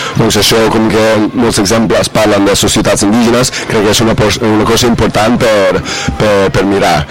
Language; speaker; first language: Catalan; non-native, fluent; English